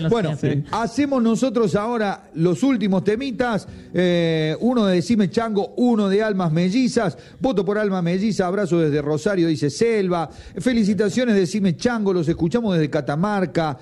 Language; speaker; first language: Spanish; native; Spanish